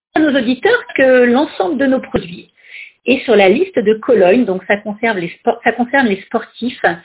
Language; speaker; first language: French; native; French